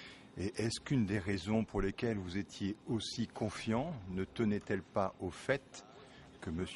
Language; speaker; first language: French; native; French